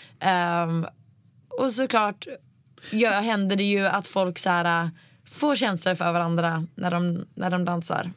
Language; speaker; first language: Swedish; native; Swedish